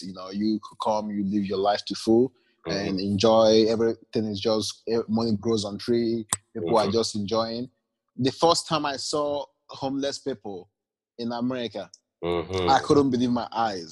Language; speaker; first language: English; non-native, local second language; Igbo